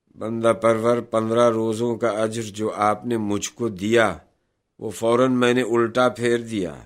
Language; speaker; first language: Urdu; native; Urdu